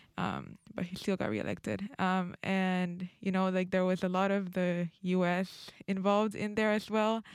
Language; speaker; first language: English; non-native, fluent; Spanish